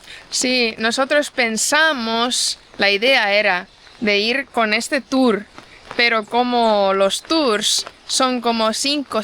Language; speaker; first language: Spanish; non-native, fluent; Estonian